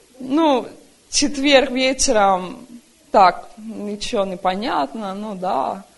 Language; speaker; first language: Russian; early bilingual, heritage; Russian